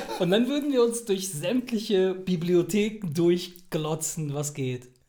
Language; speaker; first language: German; early bilingual, other home language; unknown